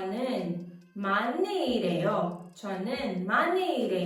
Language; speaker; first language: Korean; non-native, fluent; Portuguese